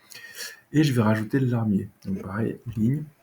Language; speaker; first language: French; native; French